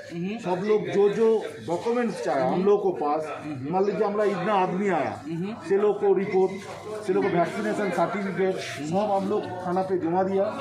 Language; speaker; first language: Hindi; non-native, local second language; Bangla